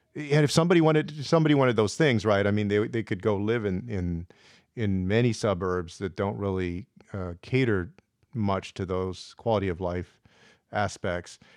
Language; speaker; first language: English; native; English